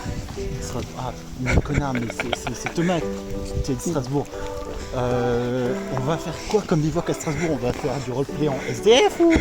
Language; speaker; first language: French; native; French